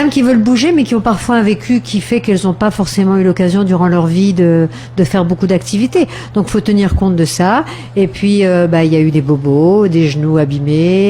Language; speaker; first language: French; native; French